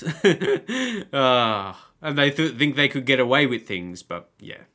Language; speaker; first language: English; native; English